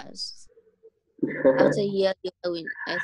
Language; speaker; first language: English; non-native, learner; Vietnamese